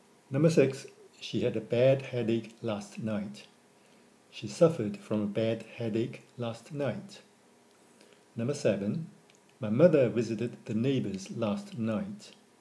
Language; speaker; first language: English; non-native, local second language; Cantonese